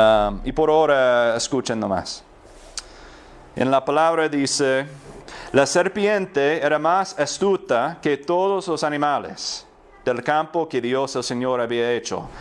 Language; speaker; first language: Spanish; non-native, fluent; English